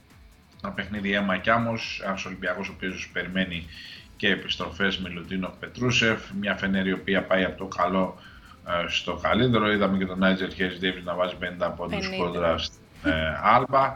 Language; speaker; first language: Greek; native; Greek